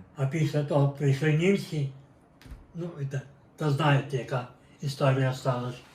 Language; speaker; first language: Ukrainian; native; Ukrainian